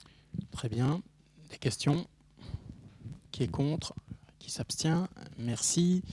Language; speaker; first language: French; native; French